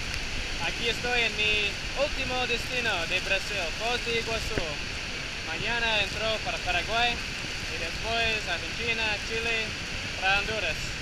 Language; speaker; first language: Spanish; non-native, learner; English